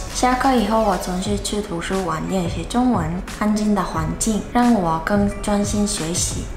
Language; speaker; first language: Chinese; non-native, fluent; Mongolian